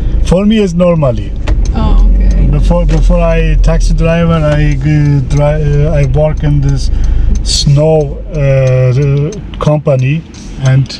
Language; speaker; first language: English; non-native, learner; Turkish